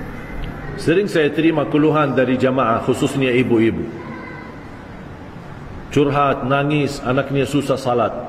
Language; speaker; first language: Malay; non-native, fluent; Arabic